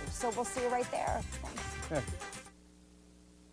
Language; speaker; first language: English; native; English